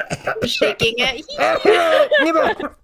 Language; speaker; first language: English; native; English